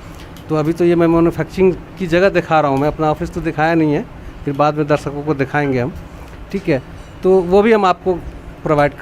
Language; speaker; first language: Hindi; native; Hindi